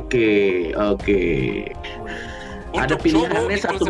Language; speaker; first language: Indonesian; native; Indonesian